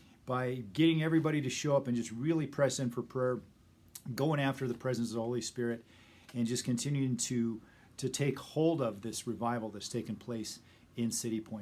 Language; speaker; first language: English; native; English